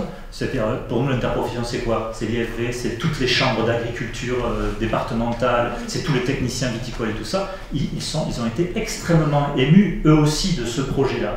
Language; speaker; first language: French; native; French